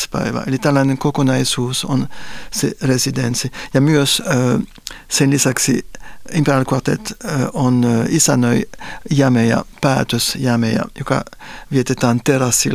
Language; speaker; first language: Finnish; non-native, fluent; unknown